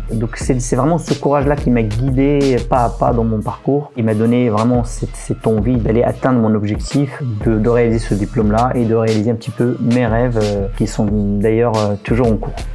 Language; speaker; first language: French; non-native, local second language; Arabic